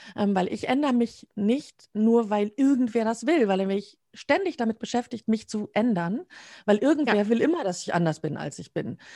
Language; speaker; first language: German; native; German